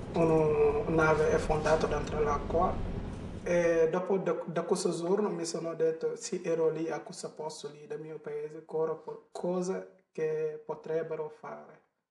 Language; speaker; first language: Italian; non-native, fluent; Wolof